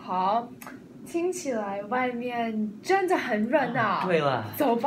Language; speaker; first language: Chinese; non-native, learner; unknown